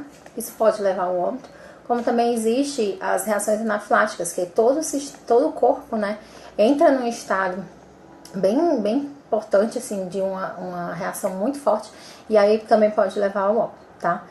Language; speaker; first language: Portuguese; native; Portuguese